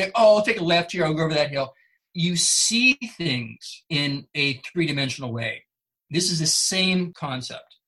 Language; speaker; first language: English; native; English